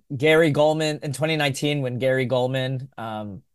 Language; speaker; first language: English; native; English